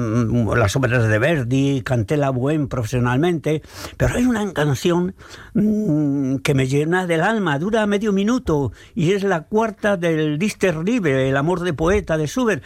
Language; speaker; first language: Spanish; native; Spanish